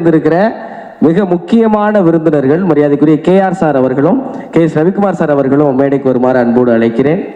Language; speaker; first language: Tamil; native; Tamil